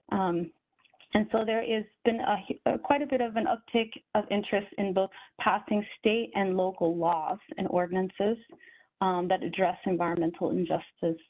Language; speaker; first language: English; native; English